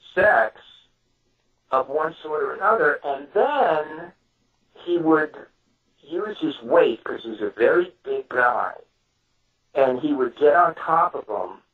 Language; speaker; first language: English; native; English